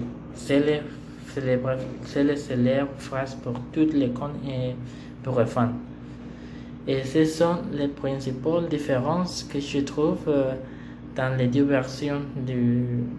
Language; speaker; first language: French; non-native, learner; Spanish